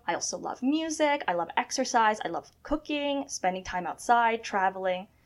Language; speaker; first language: English; early bilingual, other home language; Chinese